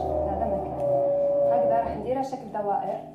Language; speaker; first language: Arabic; native; Arabic